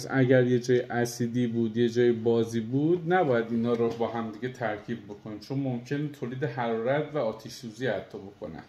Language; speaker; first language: Persian; native; Persian